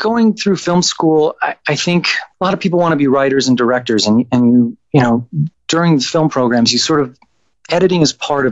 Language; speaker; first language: English; native; English